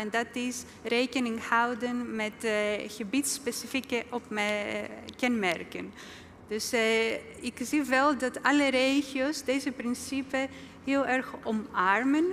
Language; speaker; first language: Dutch; non-native, fluent; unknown